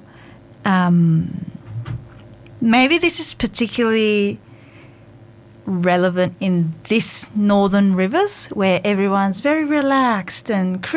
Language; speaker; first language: English; native; English